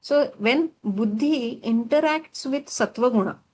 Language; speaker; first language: English; non-native, local second language; Marathi